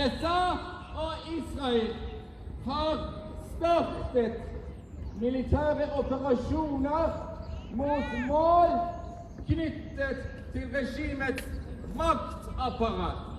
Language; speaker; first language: Norwegian; non-native, fluent; Persian